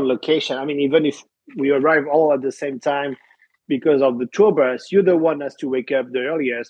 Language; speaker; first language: English; non-native, fluent; French